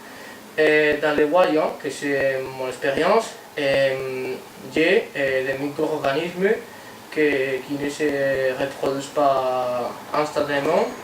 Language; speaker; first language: French; non-native, learner; Spanish